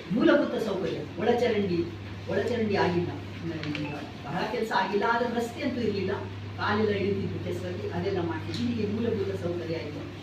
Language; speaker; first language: Kannada; non-native, local second language; Lambadi